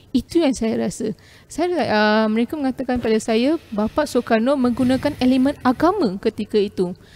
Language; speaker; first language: Malay; non-native, local second language; Tamil